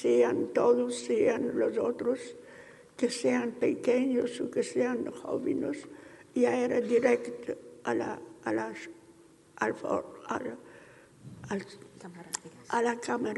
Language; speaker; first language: Spanish; early bilingual, heritage; Ladino